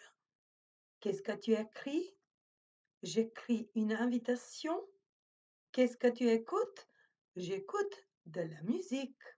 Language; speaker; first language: French; non-native, fluent; Macedonian